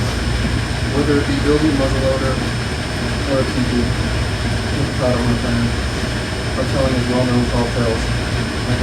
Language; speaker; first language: English; native; English